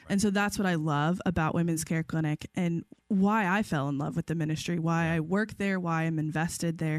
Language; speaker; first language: English; native; English